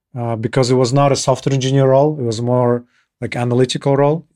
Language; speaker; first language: English; non-native, fluent; Kyrgyz